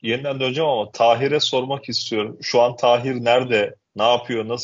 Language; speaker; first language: Turkish; native; Turkish